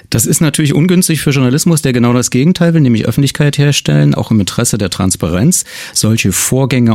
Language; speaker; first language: German; native; German